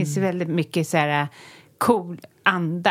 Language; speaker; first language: Swedish; native; Swedish